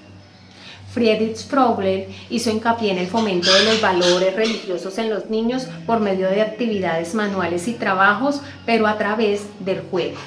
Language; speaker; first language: Spanish; native; Spanish